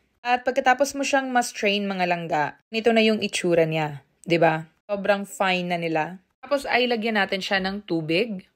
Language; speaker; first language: Filipino; non-native, local second language; Cebuano